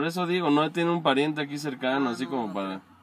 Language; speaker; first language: Spanish; native; Spanish